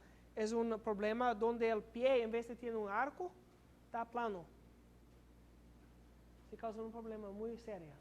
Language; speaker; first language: Spanish; non-native, learner; English